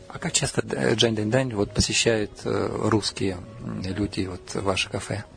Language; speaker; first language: Russian; native; Russian